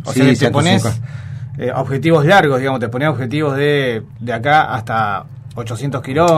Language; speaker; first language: Spanish; native; Spanish